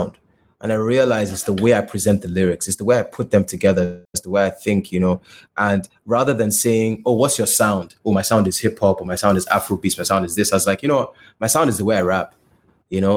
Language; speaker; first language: English; non-native, local second language; Yoruba